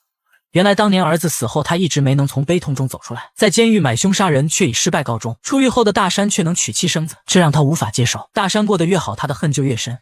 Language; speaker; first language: Chinese; native; Chinese